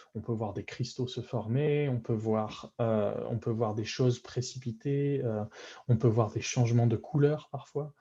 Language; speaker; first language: French; native; French